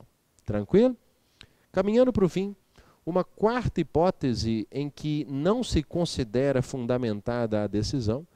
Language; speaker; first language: Portuguese; native; Portuguese